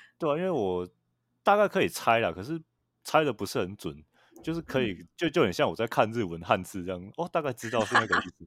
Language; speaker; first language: Chinese; native; Chinese